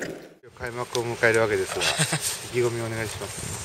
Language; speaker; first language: Japanese; native; Japanese